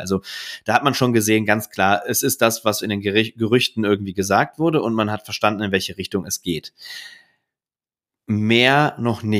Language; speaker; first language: German; native; German